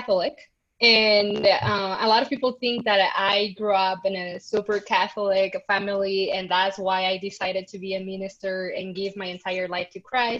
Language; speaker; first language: English; non-native, fluent; Spanish